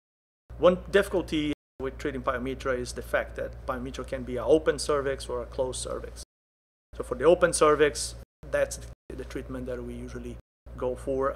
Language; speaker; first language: English; non-native, fluent; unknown